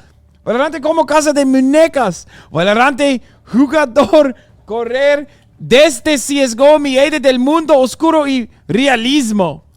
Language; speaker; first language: Spanish; non-native, learner; English